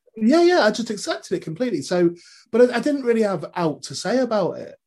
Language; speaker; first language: English; native; English